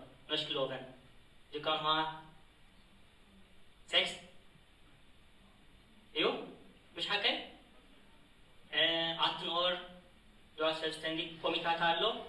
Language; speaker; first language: Norwegian; non-native, fluent; Tigrinya